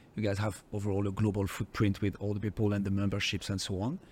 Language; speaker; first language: English; non-native, fluent; French